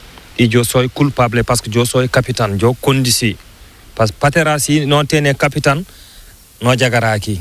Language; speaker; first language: Spanish; non-native, learner; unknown